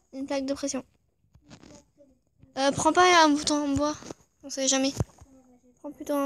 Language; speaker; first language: French; native; French